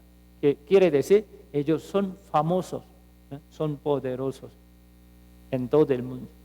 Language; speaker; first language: Spanish; non-native, fluent; Korean